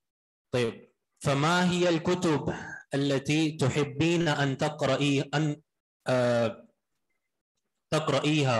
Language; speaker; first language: Arabic; non-native, fluent; Urdu